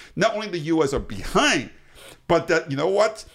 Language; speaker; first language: English; early bilingual, other home language; Chinese